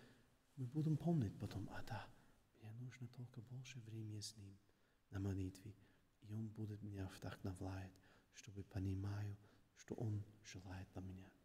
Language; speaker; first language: Russian; non-native, fluent; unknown